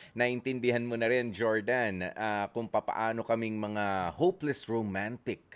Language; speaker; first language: Filipino; native; Filipino